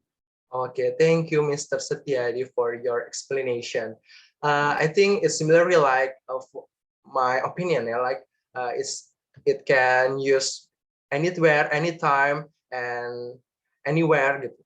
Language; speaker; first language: English; non-native, learner; Indonesian